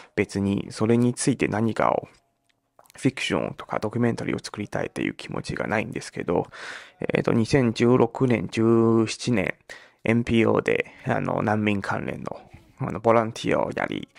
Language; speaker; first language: Japanese; non-native, fluent; Malay